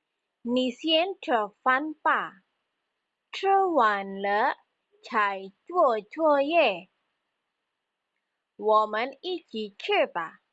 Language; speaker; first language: Chinese; non-native, fluent; Indonesian